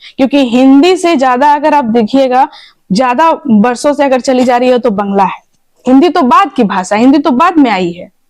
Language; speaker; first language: Hindi; non-native, local second language; Bangla